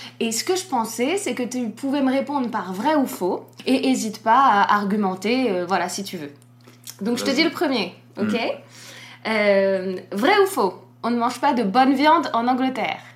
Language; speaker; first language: French; native; French